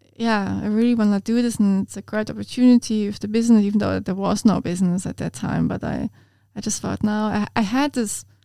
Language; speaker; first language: English; non-native, fluent; German